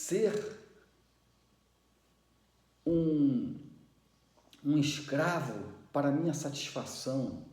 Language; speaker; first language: Portuguese; native; Portuguese